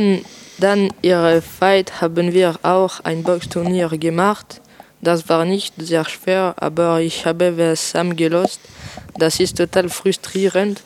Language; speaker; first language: German; non-native, learner; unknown